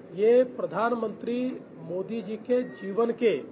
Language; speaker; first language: Hindi; non-native, local second language; Marathi